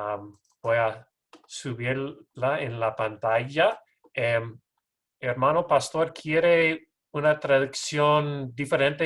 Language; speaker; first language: Spanish; non-native, learner; English